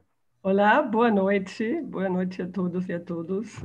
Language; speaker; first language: Portuguese; non-native, fluent; German